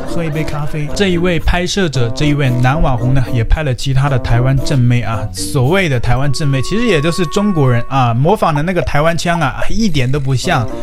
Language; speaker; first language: Chinese; native; Chinese